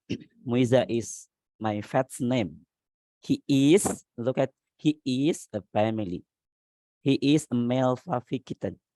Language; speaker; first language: English; non-native, learner; Indonesian